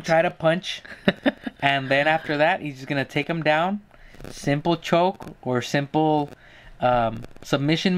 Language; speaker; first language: English; native; English